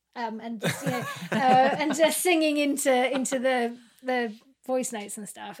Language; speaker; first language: English; native; English